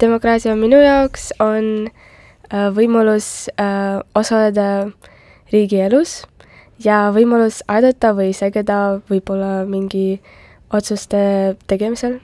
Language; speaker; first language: Estonian; non-native, local second language; Russian